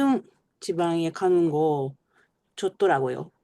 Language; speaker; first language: Korean; non-native, learner; Japanese